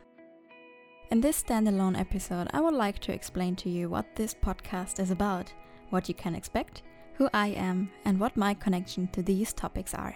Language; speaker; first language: English; non-native, fluent; German